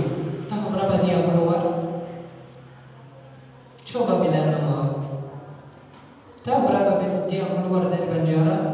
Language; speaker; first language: Indonesian; non-native, learner; Arabic